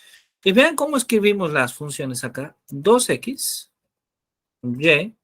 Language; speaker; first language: Spanish; native; Spanish